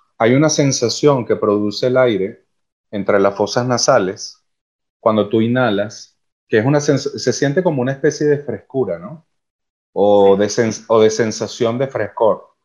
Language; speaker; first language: Spanish; native; Spanish